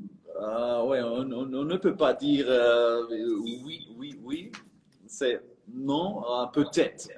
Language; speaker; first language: French; non-native, fluent; German